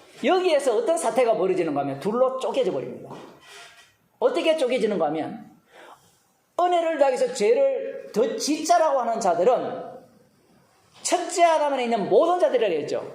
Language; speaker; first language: Korean; native; Korean